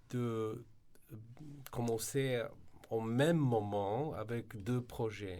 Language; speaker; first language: French; non-native, fluent; Slovenian